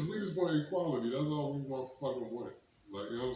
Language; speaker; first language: English; native; English